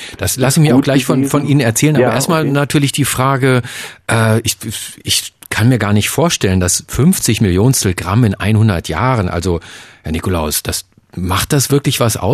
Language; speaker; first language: German; native; German